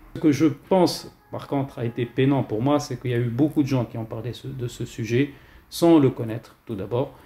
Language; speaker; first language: French; non-native, local second language; Arabic